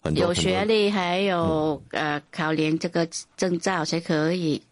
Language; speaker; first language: Chinese; non-native, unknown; Vietnamese